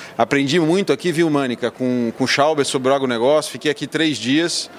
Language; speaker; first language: Portuguese; native; Portuguese